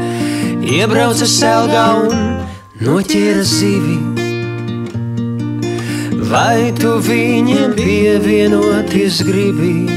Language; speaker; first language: Latvian; native; Latvian